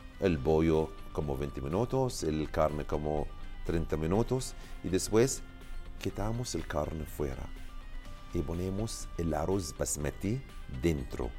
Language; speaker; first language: Spanish; non-native, learner; Arabic